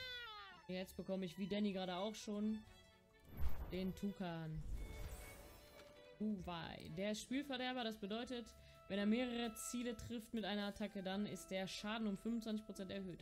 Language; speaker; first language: German; native; German